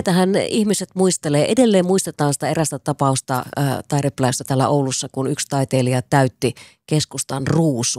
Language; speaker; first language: Finnish; native; Finnish